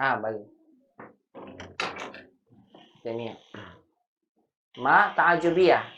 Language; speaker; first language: Arabic; non-native, fluent; Indonesian